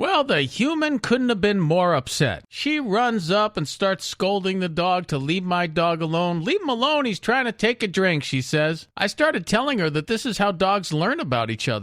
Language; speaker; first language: English; native; English